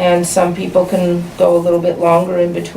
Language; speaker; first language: English; native; English